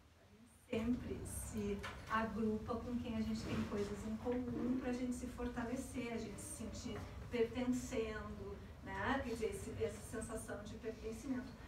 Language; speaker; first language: Portuguese; native; Portuguese